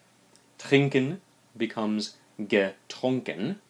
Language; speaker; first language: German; non-native, fluent; English